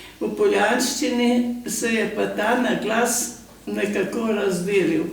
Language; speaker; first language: Slovenian; native; Slovenian